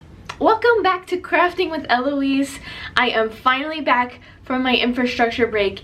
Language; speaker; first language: English; native; English